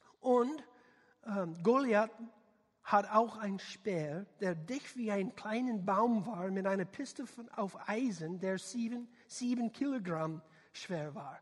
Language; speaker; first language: German; non-native, learner; English